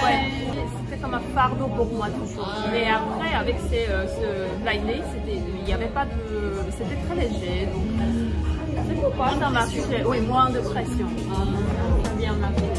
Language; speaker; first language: French; non-native, fluent; Korean